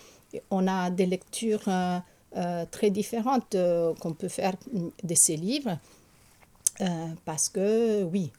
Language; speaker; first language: French; non-native, fluent; Italian